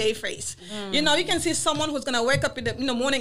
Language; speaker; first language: English; non-native, fluent; Wolof